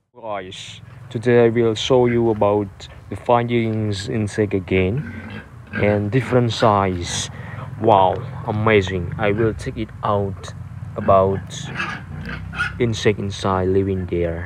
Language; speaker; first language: English; non-native, learner; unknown